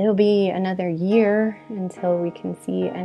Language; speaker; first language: English; native; English